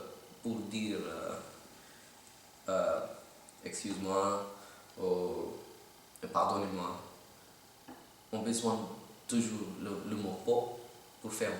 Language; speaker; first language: French; non-native, learner; Filipino